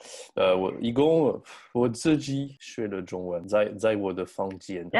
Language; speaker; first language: Chinese; non-native, learner; French